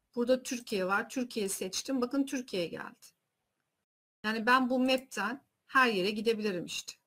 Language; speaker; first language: Turkish; early bilingual, heritage; Turkish